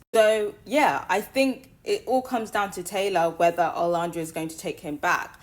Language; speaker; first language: English; native; English